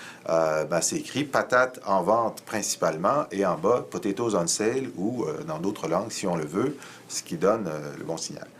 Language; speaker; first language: French; native; French